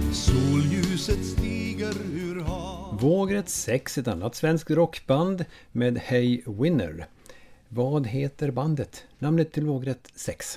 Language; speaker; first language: Swedish; native; Swedish